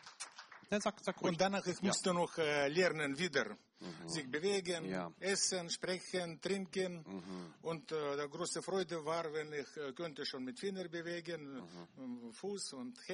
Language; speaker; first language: German; non-native, learner; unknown